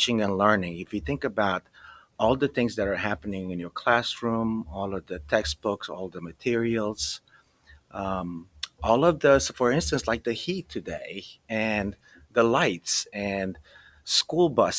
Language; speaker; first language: English; early bilingual, other home language; Romanian